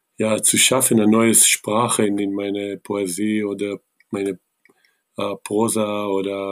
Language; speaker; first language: German; non-native, learner; Hebrew